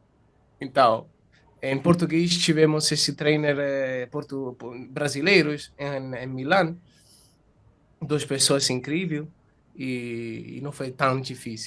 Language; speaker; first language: Portuguese; non-native, fluent; Italian